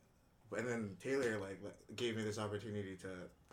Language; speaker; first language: English; early bilingual, other home language; Indonesian